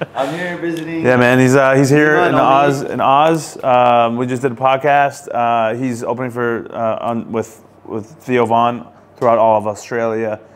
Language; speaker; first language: English; native; English